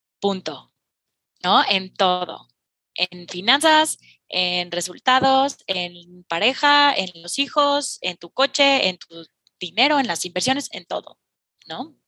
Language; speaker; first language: Spanish; native; Spanish